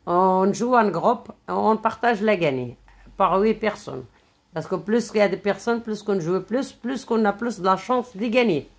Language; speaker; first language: French; non-native, local second language; Arabic